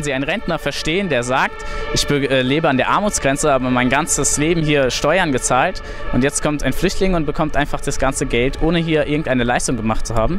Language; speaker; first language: German; native; German